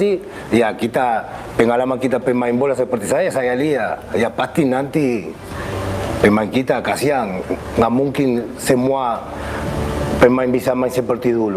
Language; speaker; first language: Indonesian; non-native, fluent; Spanish